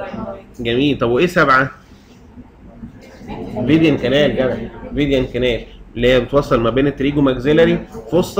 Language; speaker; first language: Arabic; native; Arabic